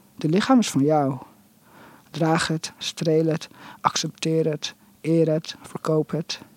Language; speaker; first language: Dutch; native; Dutch